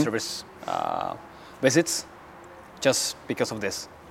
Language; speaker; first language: English; non-native, fluent; Czech